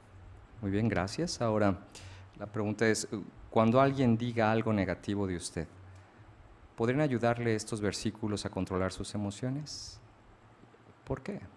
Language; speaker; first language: Spanish; native; Spanish